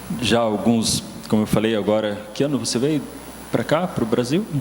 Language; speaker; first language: Portuguese; native; Portuguese